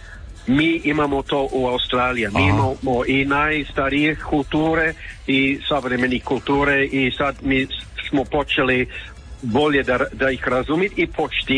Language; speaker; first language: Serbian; early bilingual, heritage; English